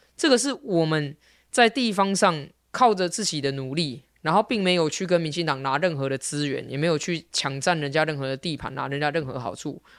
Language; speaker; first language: Chinese; native; Chinese